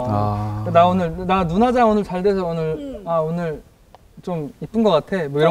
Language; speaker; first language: Korean; native; Korean